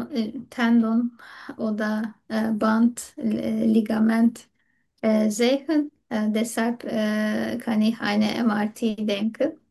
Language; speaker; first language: German; non-native, learner; Turkish